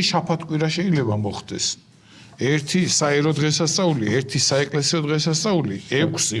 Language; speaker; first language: Georgian; native; Georgian